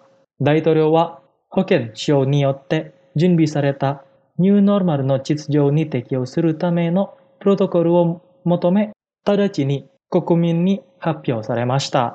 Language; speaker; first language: Japanese; non-native, fluent; Indonesian